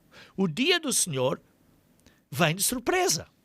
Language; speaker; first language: Portuguese; native; Portuguese